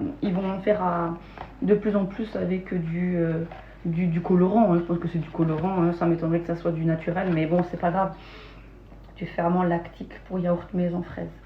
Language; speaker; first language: French; native; French